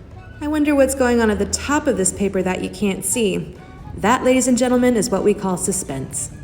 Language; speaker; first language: English; native; English